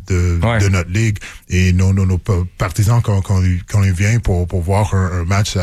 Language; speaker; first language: French; non-native, local second language; English